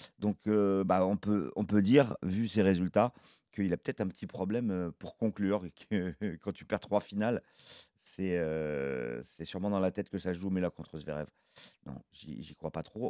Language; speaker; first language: French; native; French